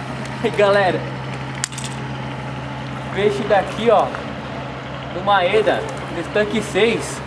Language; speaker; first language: Portuguese; native; Portuguese